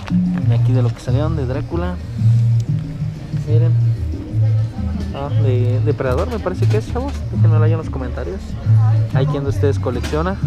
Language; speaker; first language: Spanish; native; Spanish